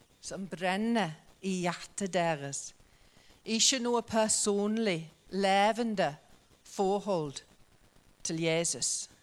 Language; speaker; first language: Norwegian; non-native, fluent; English